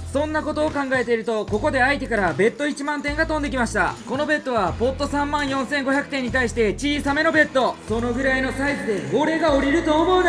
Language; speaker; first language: Japanese; native; Japanese